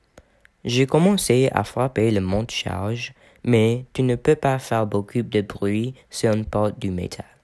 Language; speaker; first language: French; non-native, learner; English